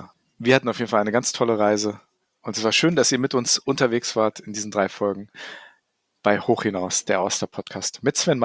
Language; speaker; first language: German; native; German